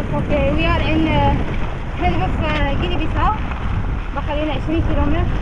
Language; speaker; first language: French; non-native, local second language; Arabic